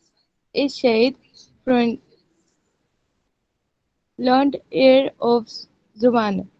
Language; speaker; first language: German; non-native, learner; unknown